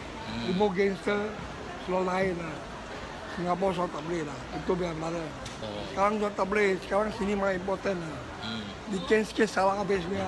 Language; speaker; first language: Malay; non-native, local second language; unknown